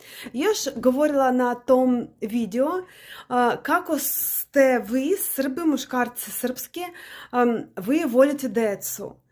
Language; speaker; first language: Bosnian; non-native, learner; Russian